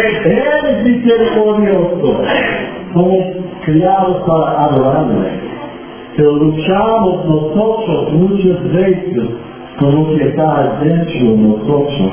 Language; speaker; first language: Spanish; non-native, fluent; English